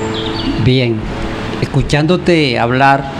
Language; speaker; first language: Spanish; native; Spanish